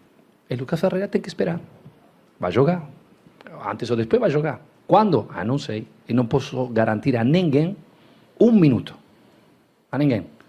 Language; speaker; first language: Portuguese; non-native, fluent; Spanish